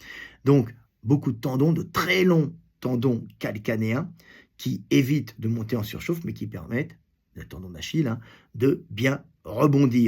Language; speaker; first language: French; native; French